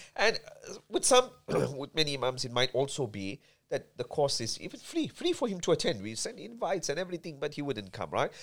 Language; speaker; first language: English; native; English